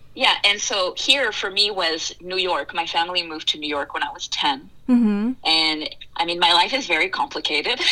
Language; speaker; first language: English; early bilingual, other home language; French